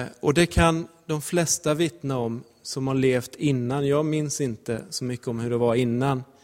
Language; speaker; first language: Swedish; native; Swedish